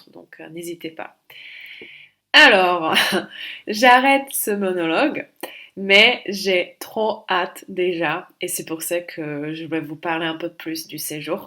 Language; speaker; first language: French; non-native, fluent; Slovak